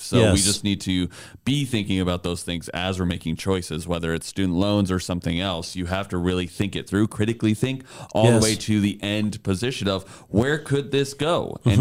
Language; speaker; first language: English; native; English